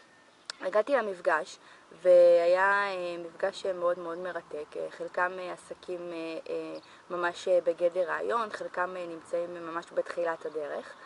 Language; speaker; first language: Hebrew; native; Hebrew